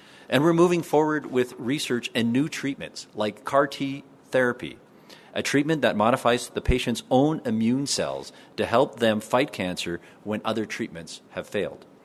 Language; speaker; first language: English; native; English